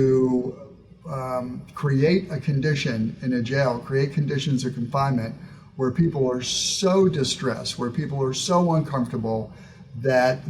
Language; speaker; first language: English; native; English